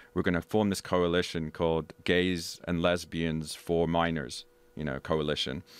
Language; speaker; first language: English; native; English